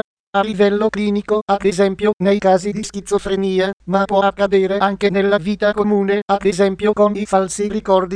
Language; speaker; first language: Italian; native; Italian